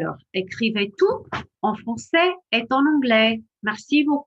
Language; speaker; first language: French; non-native, fluent; English